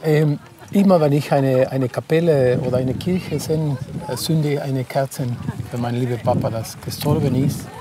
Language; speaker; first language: German; non-native, fluent; Spanish